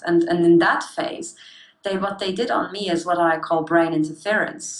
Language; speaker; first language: English; early bilingual, other home language; German